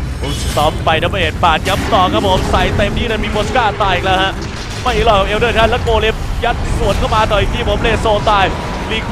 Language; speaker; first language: Thai; native; Thai